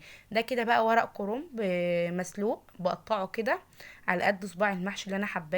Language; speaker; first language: Arabic; native; Arabic